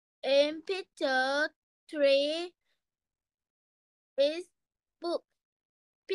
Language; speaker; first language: English; non-native, learner; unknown